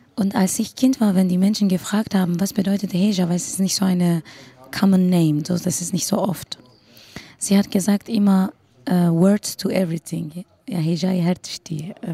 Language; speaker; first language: German; non-native, fluent; Kurdish